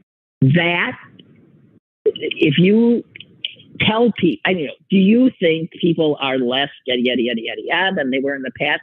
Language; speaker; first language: English; native; English